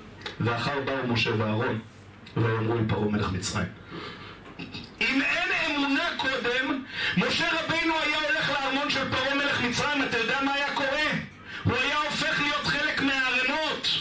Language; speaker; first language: Hebrew; native; Hebrew